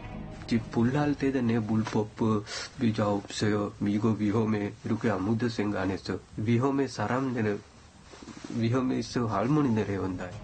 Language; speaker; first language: Korean; non-native, learner; Sinhala